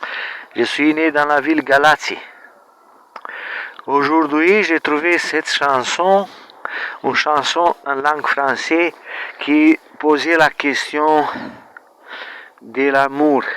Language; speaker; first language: French; non-native, learner; Romanian